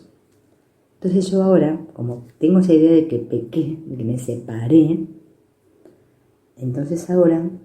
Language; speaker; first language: Spanish; native; Spanish